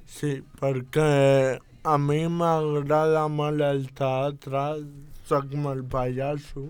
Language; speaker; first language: Catalan; non-native, local second language; Spanish